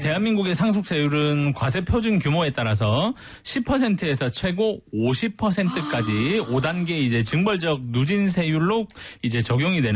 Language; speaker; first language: Korean; native; Korean